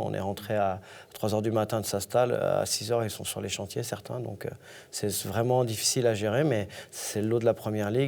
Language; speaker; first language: French; native; French